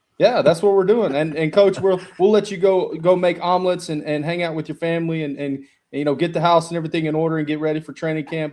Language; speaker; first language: English; native; English